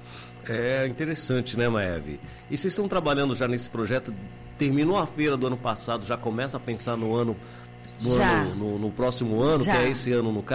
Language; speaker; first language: Portuguese; native; Portuguese